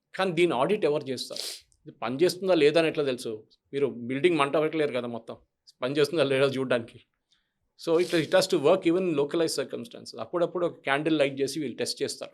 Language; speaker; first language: Telugu; non-native, local second language; Malayalam